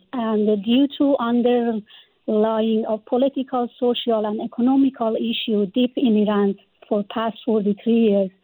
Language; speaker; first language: English; non-native, fluent; Persian